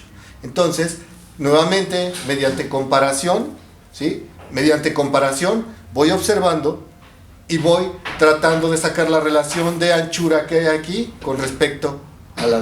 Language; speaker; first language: Spanish; native; Spanish